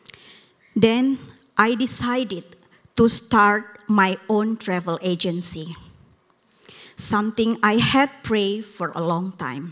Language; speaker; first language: English; non-native, learner; Indonesian